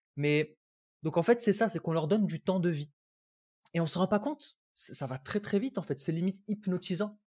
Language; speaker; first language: French; early bilingual, other home language; Arabic